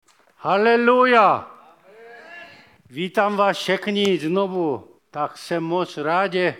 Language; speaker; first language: Czech; non-native, fluent; Korean